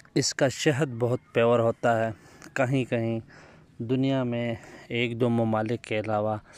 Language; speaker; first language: Urdu; non-native, local second language; Pashto